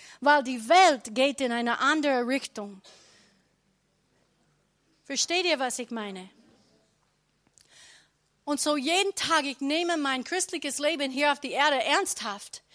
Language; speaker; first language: German; non-native, learner; English